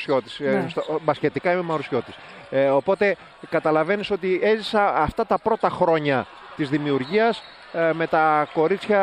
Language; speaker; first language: Greek; native; Greek